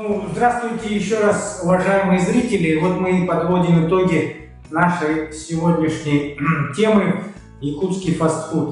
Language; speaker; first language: Russian; native; Russian